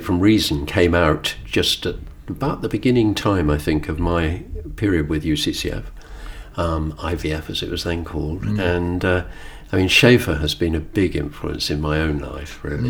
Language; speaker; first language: English; native; English